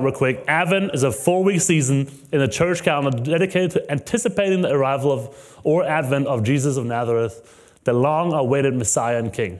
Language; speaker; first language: English; non-native, fluent; German